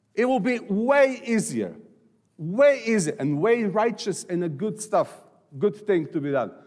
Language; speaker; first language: English; non-native, fluent; Serbian